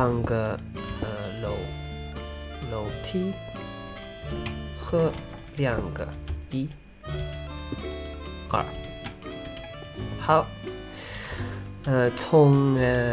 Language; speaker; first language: Chinese; early bilingual, heritage; Chinese